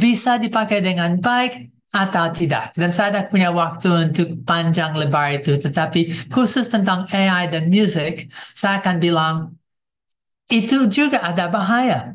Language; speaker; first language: Indonesian; non-native, fluent; English